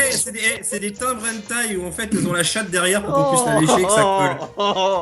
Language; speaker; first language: French; native; French